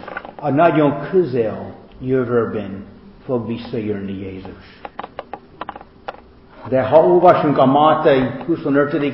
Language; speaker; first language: Hungarian; non-native, fluent; English